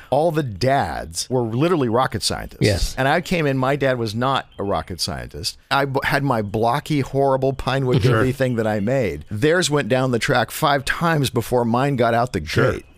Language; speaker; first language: English; native; English